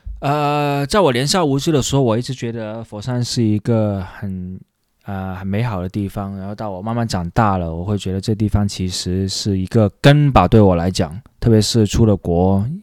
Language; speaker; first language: Chinese; non-native, local second language; Cantonese